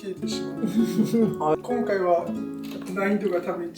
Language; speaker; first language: Japanese; native; Japanese